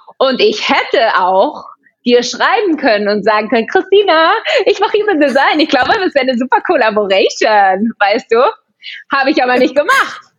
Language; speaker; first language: German; early bilingual, heritage; German